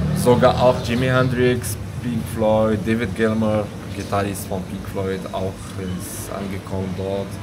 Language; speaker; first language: German; non-native, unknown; Arabic